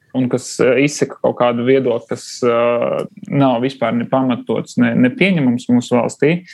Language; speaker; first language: Latvian; non-native, local second language; Russian